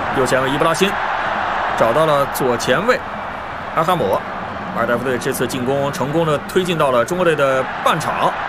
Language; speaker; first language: Chinese; native; Chinese